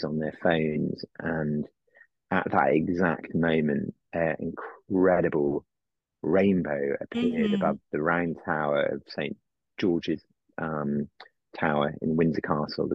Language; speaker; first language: English; native; English